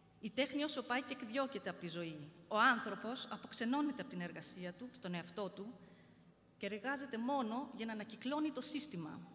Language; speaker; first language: Greek; early bilingual, heritage; Greek